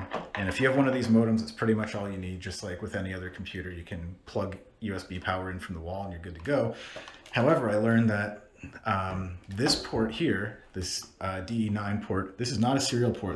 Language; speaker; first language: English; native; English